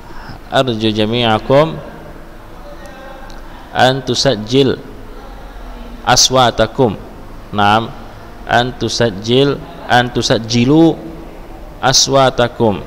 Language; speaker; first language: Arabic; non-native, fluent; Indonesian